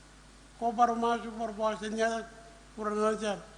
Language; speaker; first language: Indonesian; non-native, local second language; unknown